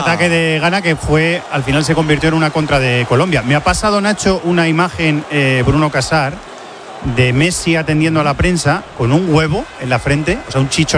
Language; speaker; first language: Spanish; native; Spanish